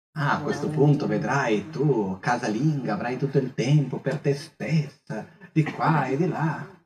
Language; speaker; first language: Italian; non-native, fluent; Portuguese